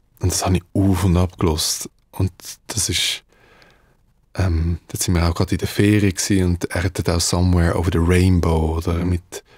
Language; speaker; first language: German; early bilingual, other home language; Dutch